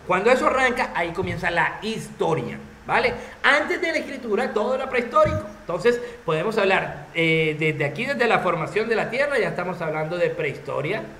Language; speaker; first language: Spanish; native; Spanish